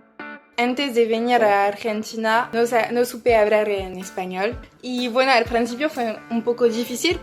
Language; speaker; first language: Spanish; non-native, learner; French